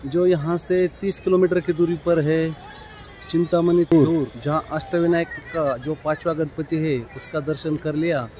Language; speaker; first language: Hindi; non-native, local second language; Marathi